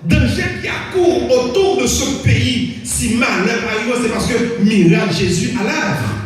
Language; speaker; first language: French; non-native, local second language; Haitian Creole